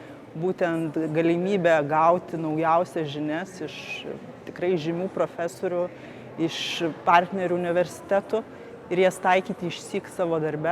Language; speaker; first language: Lithuanian; native; Lithuanian